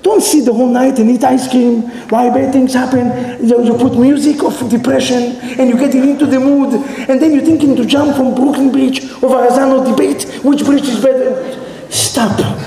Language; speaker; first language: English; non-native, fluent; Hebrew